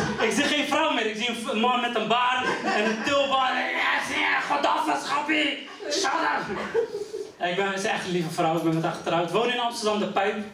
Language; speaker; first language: Dutch; early bilingual, other home language; Riffian